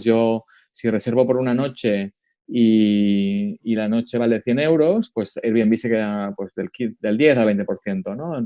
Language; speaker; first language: Spanish; native; Spanish